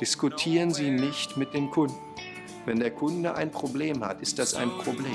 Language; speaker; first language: German; native; German